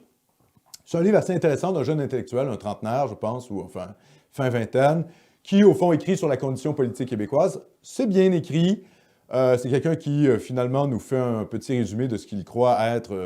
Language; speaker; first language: French; native; French